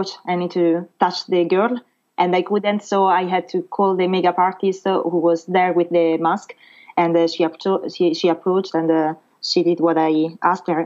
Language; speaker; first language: English; non-native, fluent; Italian